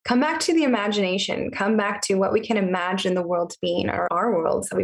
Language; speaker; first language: English; native; English